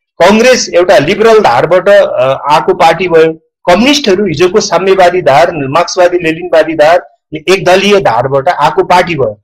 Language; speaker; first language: Nepali; native; Nepali